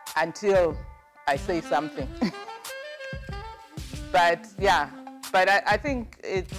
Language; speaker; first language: English; non-native, local second language; Venda